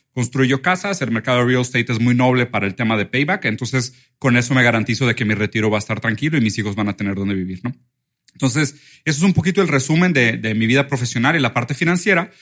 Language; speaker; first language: Spanish; early bilingual, other home language; Portuguese